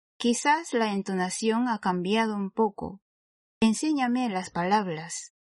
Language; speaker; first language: Spanish; non-native, fluent; Japanese